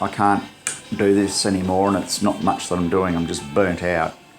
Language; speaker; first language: English; native; English